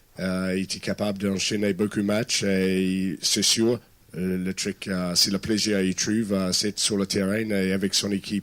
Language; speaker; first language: French; non-native, fluent; English